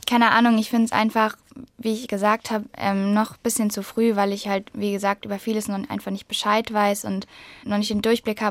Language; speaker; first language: German; native; German